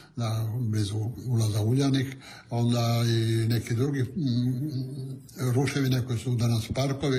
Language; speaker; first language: Serbian; non-native, local second language; Italian